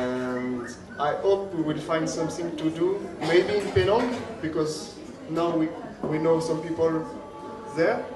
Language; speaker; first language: English; non-native, learner; French